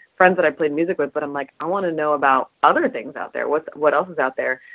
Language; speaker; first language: English; early bilingual, other home language; Polish